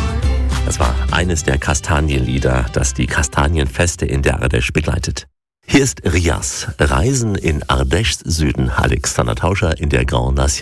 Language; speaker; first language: German; native; German